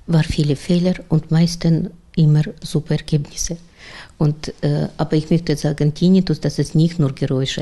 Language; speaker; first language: German; non-native, learner; Russian